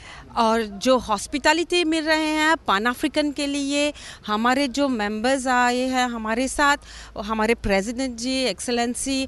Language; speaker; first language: Hindi; non-native, fluent; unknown